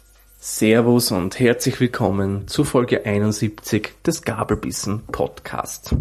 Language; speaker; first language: German; native; German